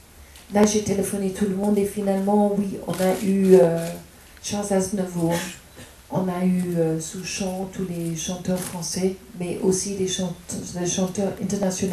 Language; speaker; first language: French; non-native, fluent; English